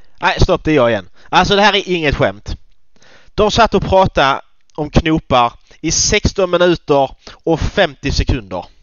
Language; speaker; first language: Swedish; native; Swedish